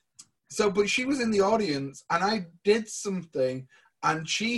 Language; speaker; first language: English; native; English